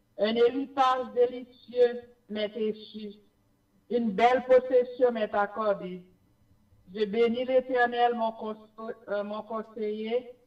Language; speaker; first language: French; non-native, local second language; Haitian Creole